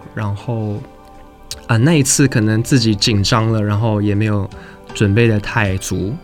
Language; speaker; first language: Chinese; native; Chinese